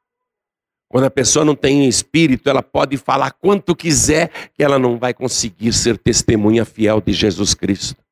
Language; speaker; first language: Portuguese; native; Portuguese